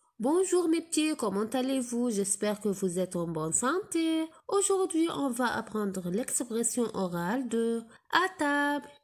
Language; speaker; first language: French; non-native, local second language; Arabic